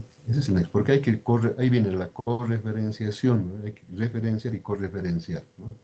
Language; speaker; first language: Spanish; native; Spanish